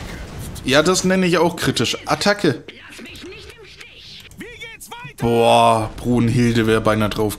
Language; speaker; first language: German; native; German